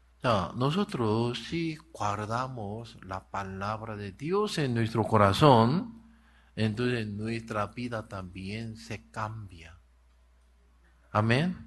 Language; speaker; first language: Spanish; non-native, learner; Korean